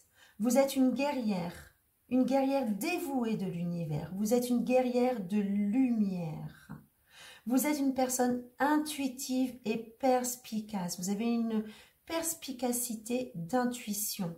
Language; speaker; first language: French; native; French